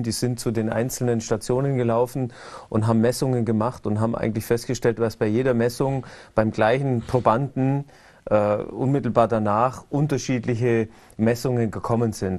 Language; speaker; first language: German; native; German